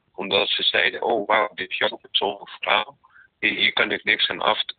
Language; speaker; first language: Dutch; native; Dutch